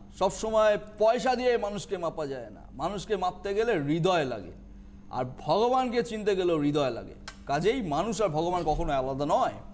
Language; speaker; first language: Bangla; native; Bangla